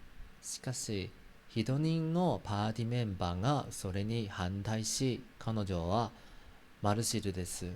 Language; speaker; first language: Japanese; non-native, learner; Chinese